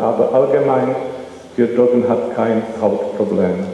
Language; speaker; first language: German; non-native, learner; Czech